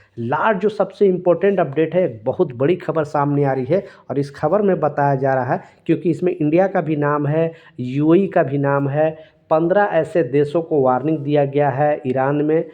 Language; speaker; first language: Hindi; native; Hindi